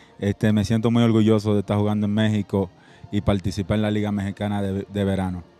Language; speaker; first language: Spanish; native; Spanish